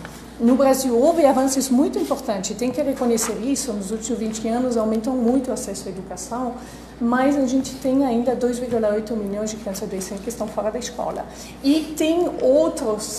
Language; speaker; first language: Portuguese; non-native, fluent; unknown